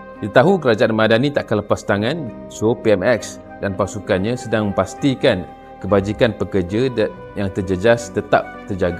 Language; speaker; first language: Malay; native; Malay